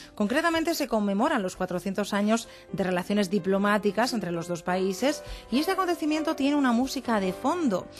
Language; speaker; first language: Spanish; native; Spanish